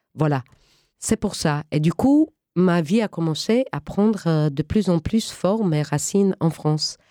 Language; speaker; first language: French; non-native, fluent; Romanian